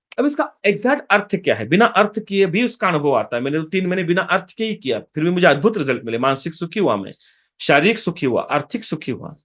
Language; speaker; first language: Hindi; non-native, local second language; Marathi